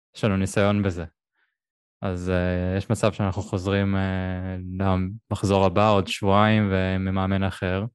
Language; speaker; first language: Hebrew; native; Hebrew